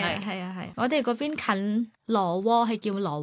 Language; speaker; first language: Cantonese; non-native, learner; Thai